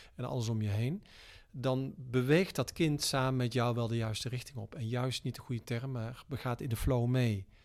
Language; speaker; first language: Dutch; native; Dutch